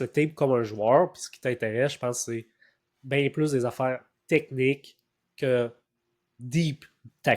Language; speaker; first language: French; native; French